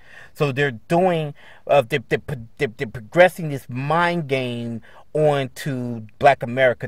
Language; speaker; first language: English; native; English